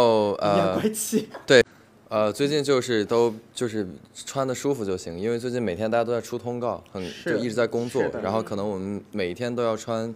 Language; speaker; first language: Chinese; native; Chinese